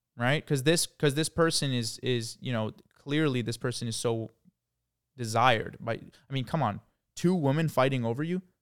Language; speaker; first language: English; early bilingual, other home language; Croatian